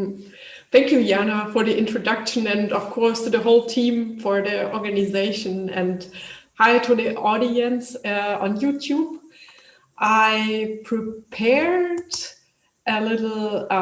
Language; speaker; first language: English; non-native, fluent; German